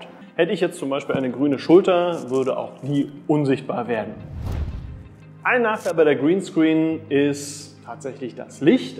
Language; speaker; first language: German; native; German